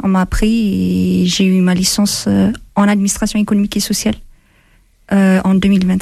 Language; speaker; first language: French; non-native, fluent; Amharic